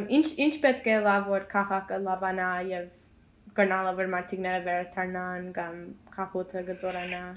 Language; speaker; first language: Armenian; early bilingual, heritage; Armenian